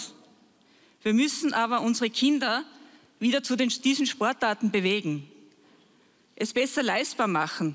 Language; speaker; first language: German; native; German